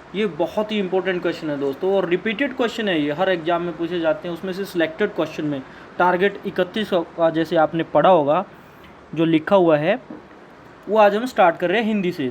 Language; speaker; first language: Hindi; native; Hindi